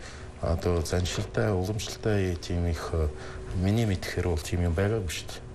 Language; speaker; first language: Mongolian; non-native, fluent; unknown